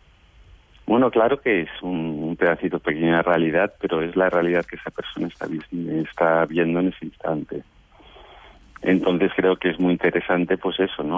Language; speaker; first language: Spanish; native; Spanish